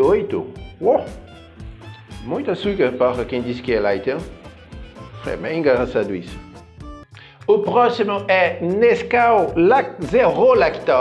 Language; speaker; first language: Portuguese; non-native, fluent; French